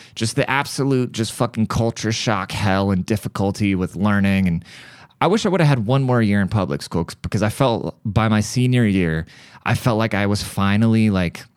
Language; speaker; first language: English; early bilingual, other home language; German